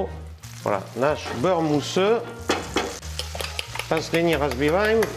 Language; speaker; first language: Russian; non-native, learner; French